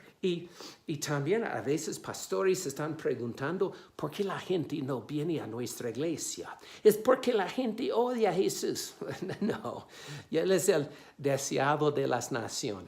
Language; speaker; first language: Spanish; non-native, fluent; English